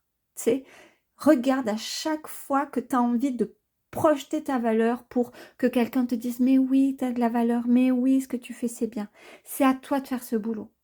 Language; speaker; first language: French; native; French